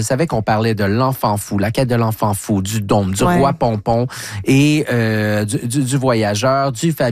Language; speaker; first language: French; native; French